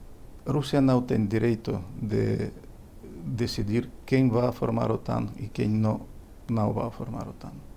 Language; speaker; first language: Portuguese; non-native, fluent; Ukrainian